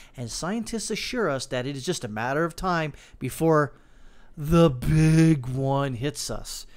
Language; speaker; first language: English; native; English